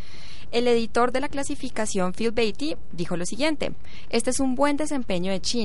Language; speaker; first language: Spanish; native; Spanish